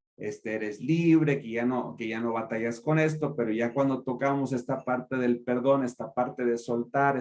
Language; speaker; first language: Spanish; native; Spanish